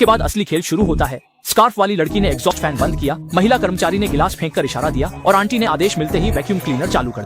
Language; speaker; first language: Hindi; native; Hindi